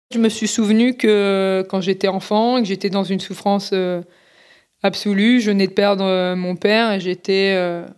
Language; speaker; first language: French; native; French